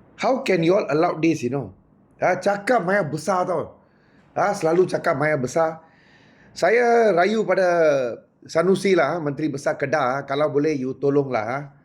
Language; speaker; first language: Malay; non-native, local second language; Punjabi